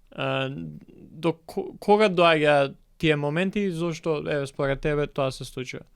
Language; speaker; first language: Macedonian; native; Macedonian